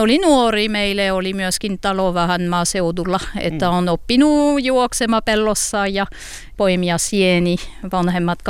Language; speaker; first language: Finnish; non-native, learner; French